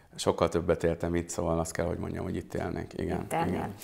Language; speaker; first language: Hungarian; early bilingual, other home language; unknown